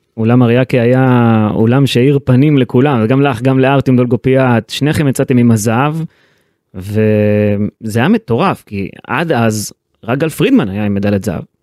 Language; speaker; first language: Hebrew; native; Hebrew